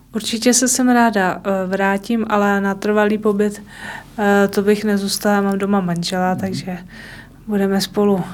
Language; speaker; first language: Czech; native; Czech